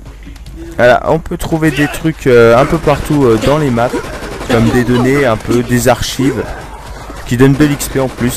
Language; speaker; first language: French; native; French